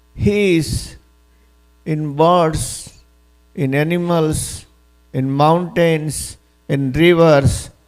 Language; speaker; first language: English; non-native, local second language; Gujarati